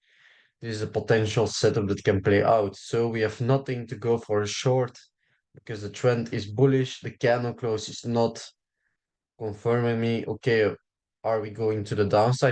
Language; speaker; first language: English; non-native, fluent; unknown